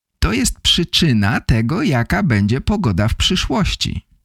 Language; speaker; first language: Polish; native; Polish